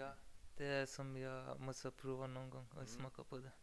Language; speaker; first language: Swedish; non-native, learner; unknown